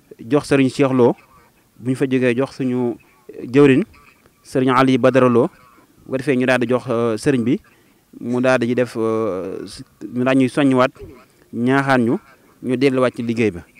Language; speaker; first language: Wolof; native; Wolof